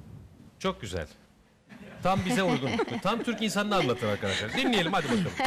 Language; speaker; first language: Turkish; native; Turkish